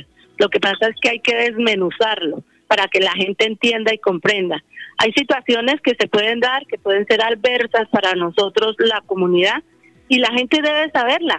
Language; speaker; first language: Spanish; native; Spanish